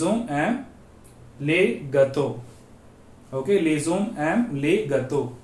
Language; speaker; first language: French; non-native, learner; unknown